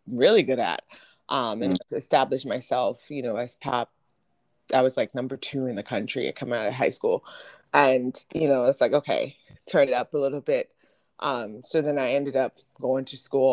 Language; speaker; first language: English; non-native, local second language; Akan